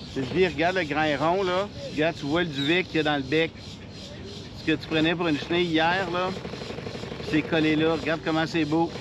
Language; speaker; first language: French; native; French